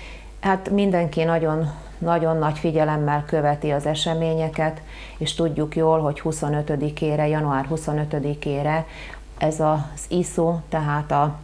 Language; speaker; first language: Hungarian; native; Hungarian